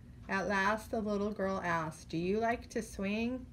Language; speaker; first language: English; native; English